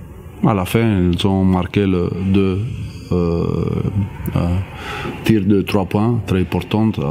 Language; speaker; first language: French; non-native, learner; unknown